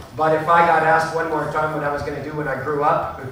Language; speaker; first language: English; native; English